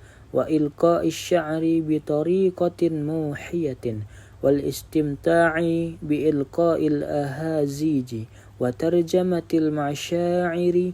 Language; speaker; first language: Arabic; non-native, learner; Indonesian